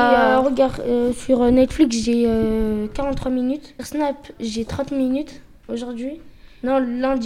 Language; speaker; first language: French; native; French